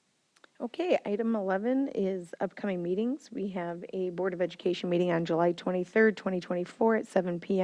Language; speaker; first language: English; native; English